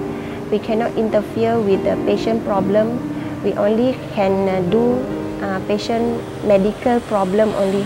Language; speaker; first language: English; non-native, local second language; Malay